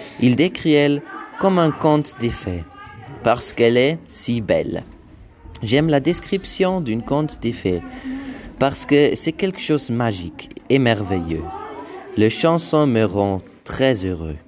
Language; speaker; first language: French; non-native, learner; German